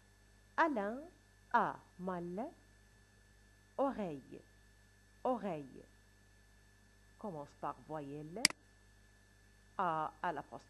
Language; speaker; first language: French; non-native, fluent; Arabic